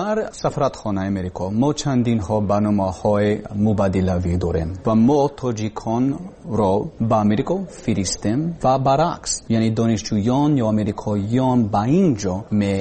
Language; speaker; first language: Persian; non-native, learner; English